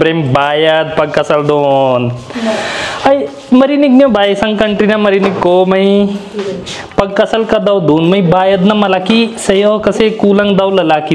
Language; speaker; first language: Filipino; non-native, learner; Punjabi